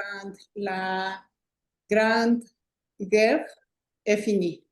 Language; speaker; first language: French; non-native, learner; Spanish